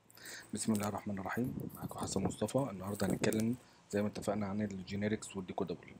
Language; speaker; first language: Arabic; native; Arabic